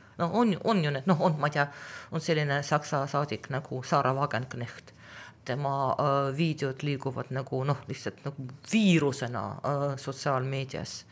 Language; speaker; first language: Estonian; non-native, local second language; Russian